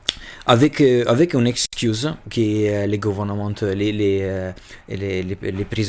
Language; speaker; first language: French; non-native, fluent; Albanian